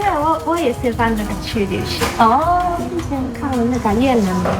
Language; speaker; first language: Chinese; non-native, learner; Japanese